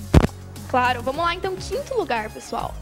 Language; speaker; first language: Portuguese; native; Portuguese